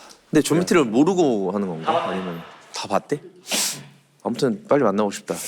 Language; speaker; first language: Korean; native; Korean